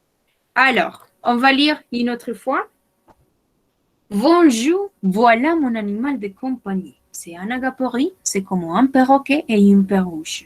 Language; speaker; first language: French; non-native, fluent; Spanish